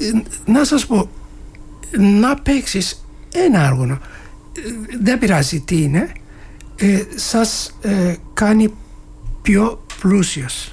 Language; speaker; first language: Greek; non-native, learner; Turkish